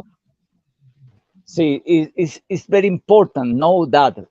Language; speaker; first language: English; non-native, learner; Spanish